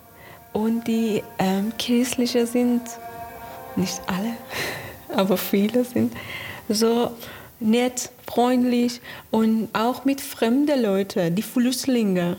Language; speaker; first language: German; non-native, learner; Persian